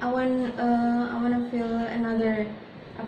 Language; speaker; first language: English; non-native, learner; Indonesian